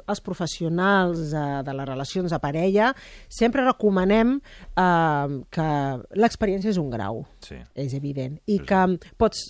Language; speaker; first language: Catalan; native; Catalan